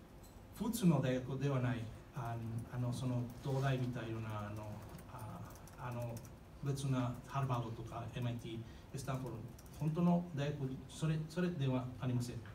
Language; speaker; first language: Japanese; non-native, fluent; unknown